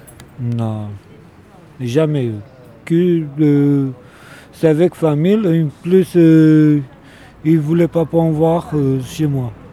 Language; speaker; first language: French; non-native, learner; Romanian